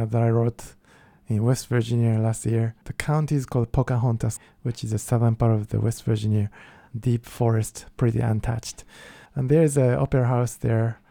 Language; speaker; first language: English; non-native, fluent; Japanese